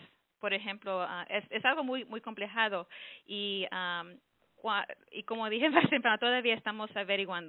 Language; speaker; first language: Spanish; early bilingual, heritage; Spanish